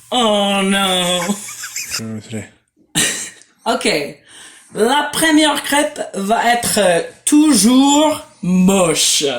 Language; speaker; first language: French; non-native, fluent; English